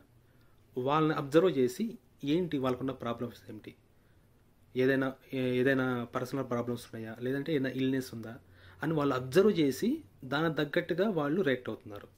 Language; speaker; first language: Telugu; native; Telugu